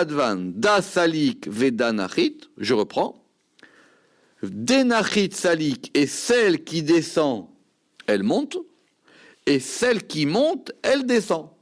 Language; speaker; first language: French; native; French